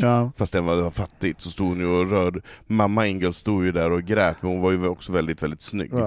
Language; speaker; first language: Swedish; native; Swedish